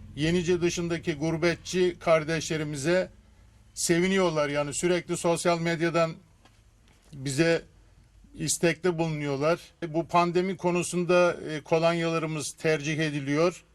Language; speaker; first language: Turkish; native; Turkish